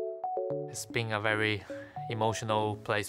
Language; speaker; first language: English; non-native, local second language; Chinese